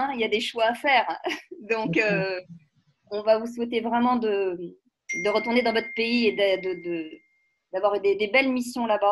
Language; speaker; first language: French; native; French